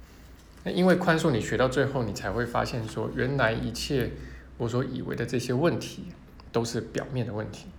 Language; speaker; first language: Chinese; native; Chinese